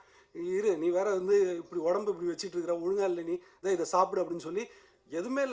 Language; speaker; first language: Tamil; native; Tamil